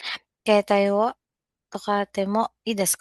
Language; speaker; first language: Japanese; non-native, learner; Filipino